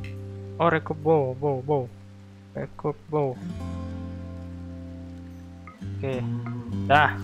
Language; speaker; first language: English; non-native, local second language; Indonesian